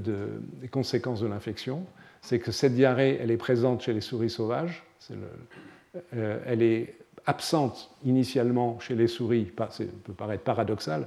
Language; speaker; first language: French; native; French